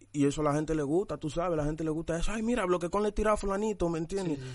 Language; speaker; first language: Spanish; early bilingual, other home language; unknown